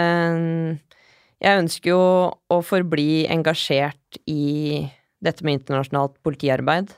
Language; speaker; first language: Norwegian; early bilingual, other home language; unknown